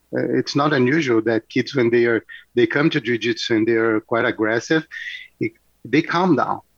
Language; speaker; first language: English; non-native, fluent; Portuguese